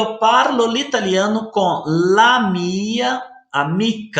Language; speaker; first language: Italian; non-native, learner; Portuguese